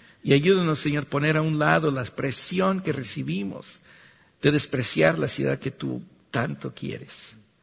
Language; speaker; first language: Spanish; early bilingual, heritage; Spanish